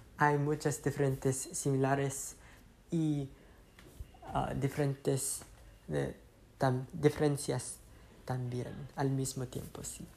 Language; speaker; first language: Spanish; non-native, learner; English